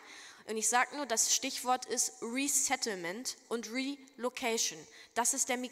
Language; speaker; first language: German; native; German